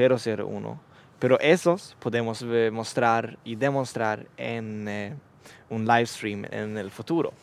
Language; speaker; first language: Spanish; non-native, learner; Swedish